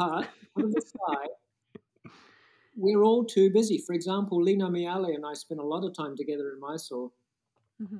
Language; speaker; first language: English; native; English